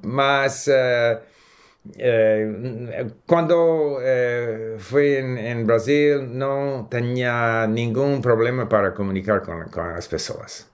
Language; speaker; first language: Spanish; non-native, learner; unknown